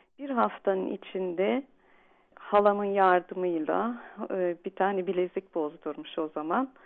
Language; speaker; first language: Turkish; early bilingual, heritage; Turkish